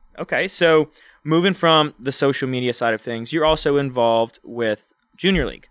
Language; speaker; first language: English; native; English